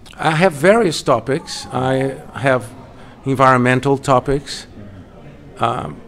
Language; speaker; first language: English; non-native, fluent; Portuguese